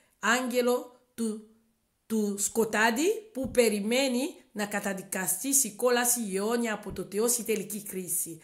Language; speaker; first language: Greek; non-native, learner; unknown